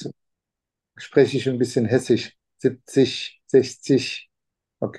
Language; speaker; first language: German; non-native, fluent; Turkish